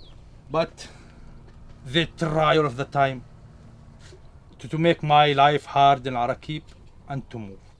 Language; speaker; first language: English; non-native, learner; Arabic